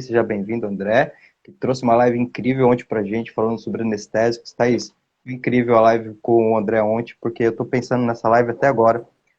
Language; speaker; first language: Portuguese; native; Portuguese